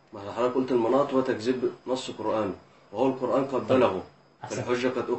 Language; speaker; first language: Arabic; native; Arabic